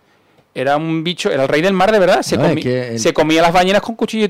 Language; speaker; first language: Spanish; native; Spanish